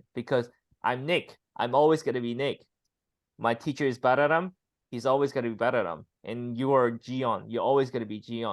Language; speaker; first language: English; non-native, fluent; Chinese